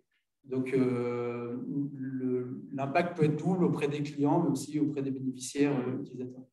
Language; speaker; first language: French; native; French